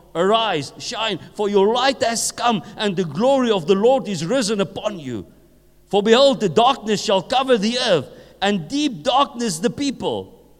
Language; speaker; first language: English; non-native, local second language; Afrikaans